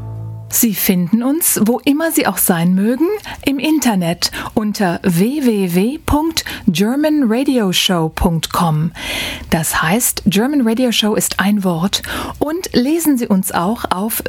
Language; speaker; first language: German; native; German